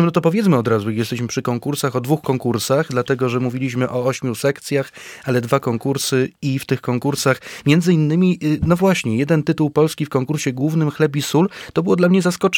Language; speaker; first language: Polish; native; Polish